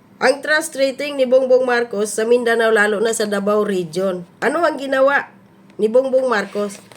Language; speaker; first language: Filipino; non-native, local second language; Cebuano